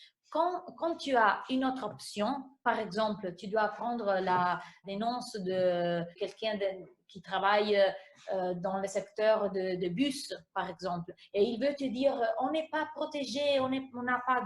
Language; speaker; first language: French; non-native, fluent; Italian